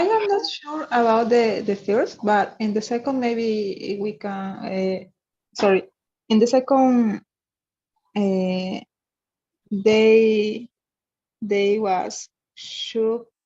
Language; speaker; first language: English; non-native, learner; Spanish